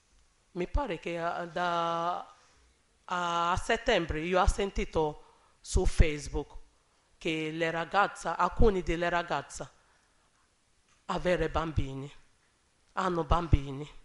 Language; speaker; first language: Italian; non-native, learner; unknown